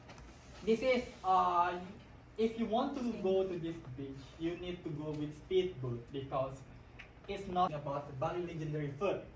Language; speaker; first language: English; non-native, local second language; Indonesian